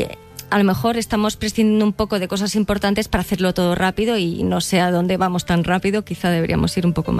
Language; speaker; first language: Spanish; native; Spanish